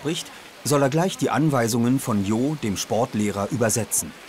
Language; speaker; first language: German; native; German